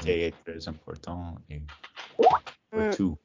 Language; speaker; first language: French; non-native, learner; English